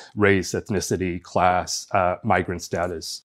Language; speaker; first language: English; early bilingual, other home language; Spanish